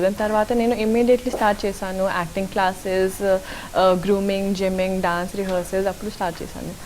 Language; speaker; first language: Telugu; non-native, local second language; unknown